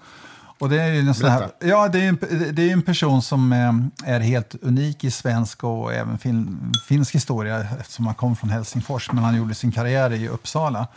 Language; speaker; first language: Swedish; native; Swedish